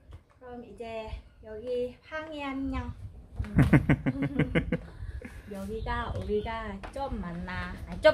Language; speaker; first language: Korean; non-native, learner; Vietnamese